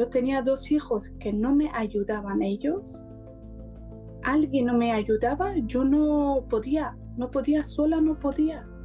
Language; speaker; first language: Spanish; non-native, learner; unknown